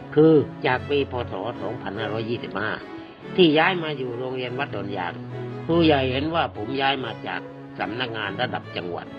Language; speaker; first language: Thai; native; Thai